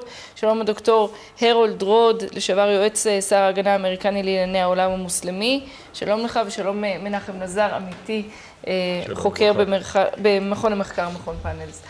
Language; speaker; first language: Hebrew; native; Hebrew